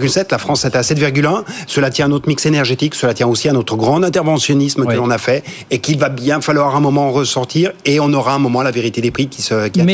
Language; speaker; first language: French; native; French